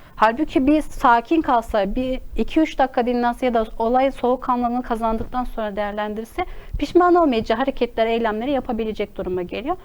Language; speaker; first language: Turkish; native; Turkish